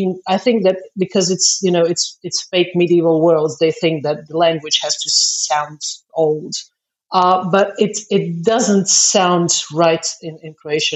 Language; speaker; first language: English; non-native, fluent; Croatian